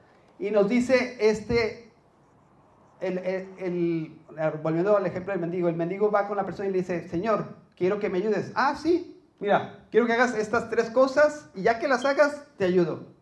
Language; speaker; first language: Spanish; native; Spanish